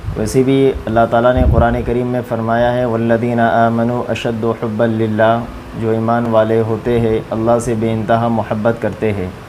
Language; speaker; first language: Urdu; native; Urdu